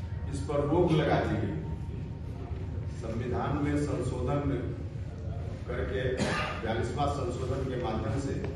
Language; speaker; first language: Hindi; native; Hindi